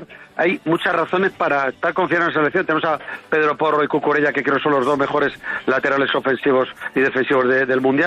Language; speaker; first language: Spanish; native; Spanish